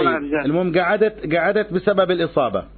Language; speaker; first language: Arabic; native; Arabic